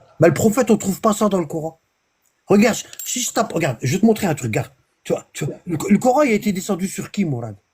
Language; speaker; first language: French; native; French